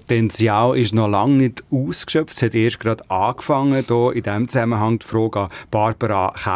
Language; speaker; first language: German; native; German